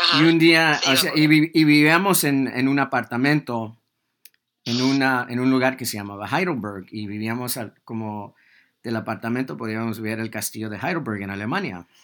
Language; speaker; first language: Spanish; early bilingual, heritage; Spanish